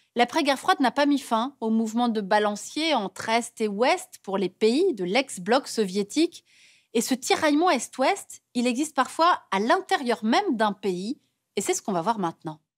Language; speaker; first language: French; native; French